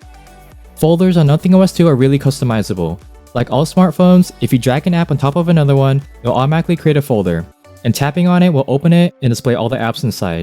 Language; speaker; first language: English; native; English